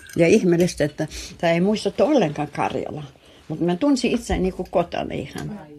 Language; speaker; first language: Finnish; non-native, local second language; Russian